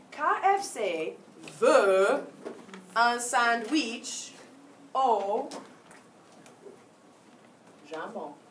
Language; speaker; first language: French; non-native, fluent; English